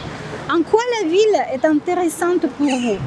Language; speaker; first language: French; non-native, fluent; Russian